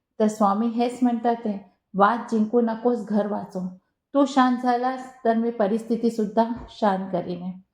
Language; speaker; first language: Marathi; non-native, local second language; Hindi